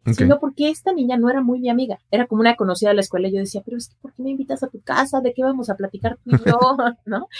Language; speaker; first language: Spanish; native; Spanish